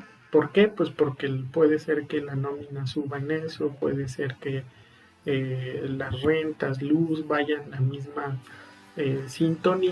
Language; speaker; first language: Spanish; native; Spanish